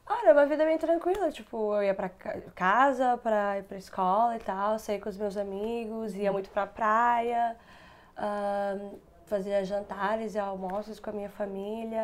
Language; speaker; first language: Portuguese; non-native, local second language; Kabuverdianu